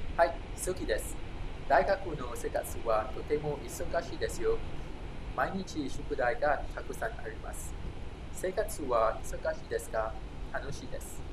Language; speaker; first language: Japanese; non-native, learner; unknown